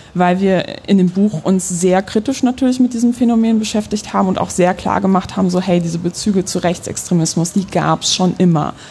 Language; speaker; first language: German; early bilingual, other home language; Polish